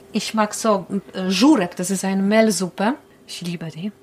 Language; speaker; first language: German; non-native, learner; Polish